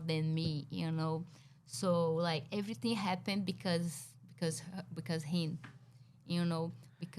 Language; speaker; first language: English; non-native, learner; Portuguese